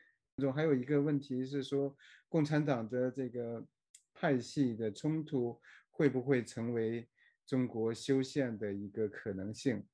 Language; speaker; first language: Chinese; native; Chinese